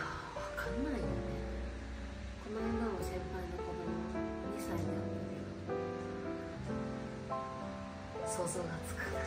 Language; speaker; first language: Japanese; native; Japanese